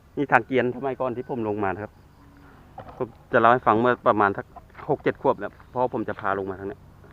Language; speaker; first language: Thai; non-native, local second language; Northeastern Thai